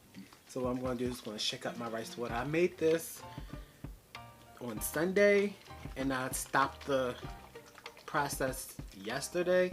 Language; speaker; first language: English; native; English